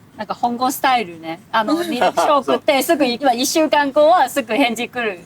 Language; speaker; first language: Japanese; non-native, learner; Cantonese